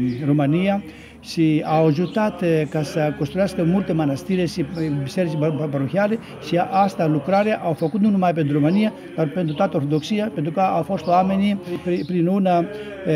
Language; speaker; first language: Romanian; non-native, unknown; Greek